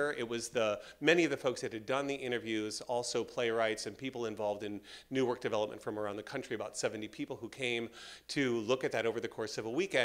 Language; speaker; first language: English; native; English